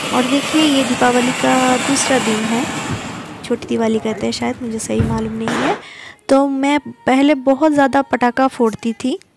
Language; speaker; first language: Hindi; non-native, local second language; Bangla